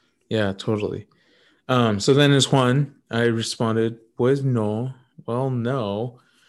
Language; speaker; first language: English; native; English